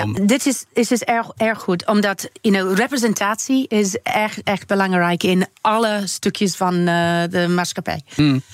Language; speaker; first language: Dutch; non-native, learner; English